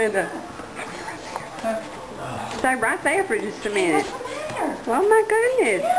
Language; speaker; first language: English; native; English